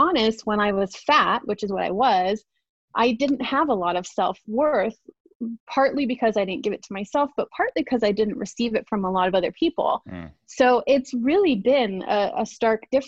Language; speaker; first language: English; native; English